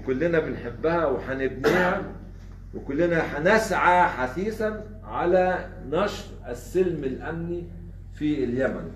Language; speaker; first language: Arabic; native; Arabic